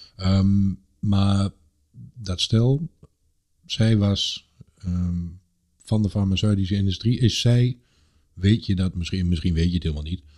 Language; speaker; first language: Dutch; native; Dutch